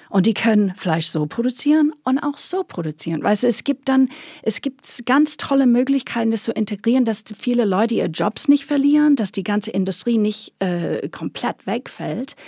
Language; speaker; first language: German; non-native, fluent; English